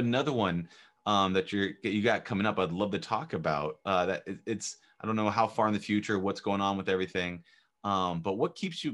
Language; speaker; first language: English; native; English